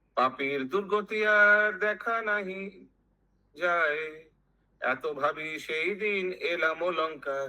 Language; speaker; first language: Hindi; non-native, local second language; Bangla